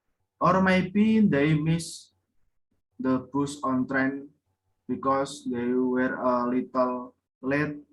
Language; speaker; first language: English; non-native, learner; Indonesian